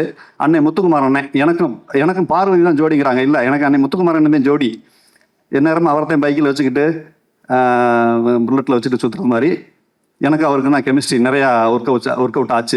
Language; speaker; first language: Tamil; native; Tamil